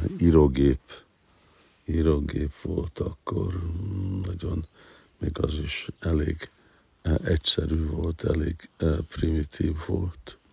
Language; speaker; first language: Hungarian; early bilingual, heritage; Hungarian